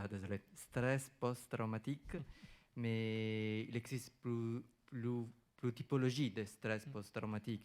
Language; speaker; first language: French; non-native, fluent; Italian